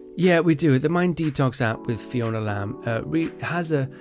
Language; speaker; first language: English; native; English